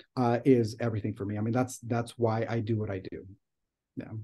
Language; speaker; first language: English; native; English